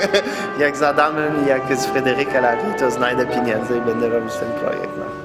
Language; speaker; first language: Polish; non-native, fluent; French